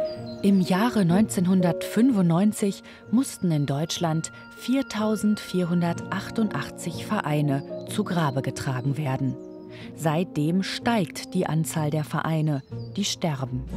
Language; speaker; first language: German; native; German